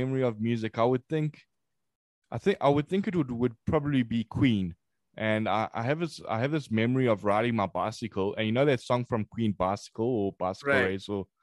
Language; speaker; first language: English; native; English